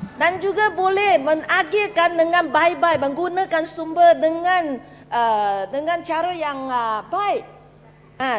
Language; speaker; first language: Malay; non-native, local second language; Chinese